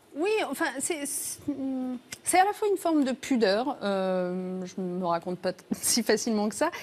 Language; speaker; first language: French; early bilingual, other home language; Riffian